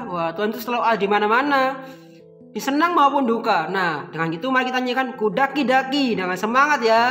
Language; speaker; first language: Indonesian; native; Indonesian